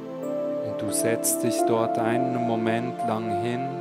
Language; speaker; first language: German; native; German